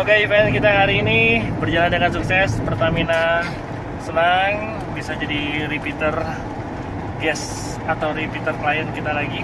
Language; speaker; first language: Indonesian; native; Indonesian